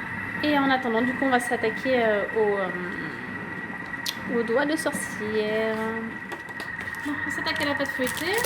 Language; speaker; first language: French; native; French